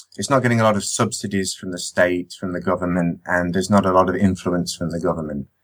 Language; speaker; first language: English; native; English